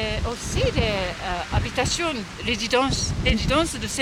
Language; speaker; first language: French; non-native, learner; Japanese